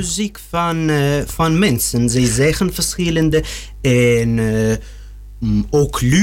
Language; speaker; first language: Dutch; non-native, learner; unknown